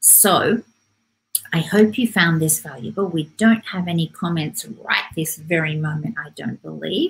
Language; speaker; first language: English; native; English